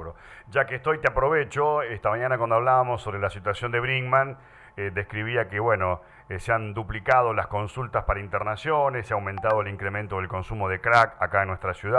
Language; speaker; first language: Spanish; native; Spanish